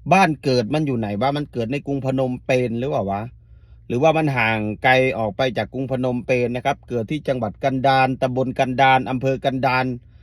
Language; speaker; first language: Thai; native; Thai